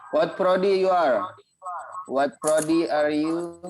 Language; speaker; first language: English; non-native, learner; Indonesian